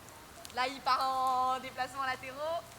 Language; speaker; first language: French; native; French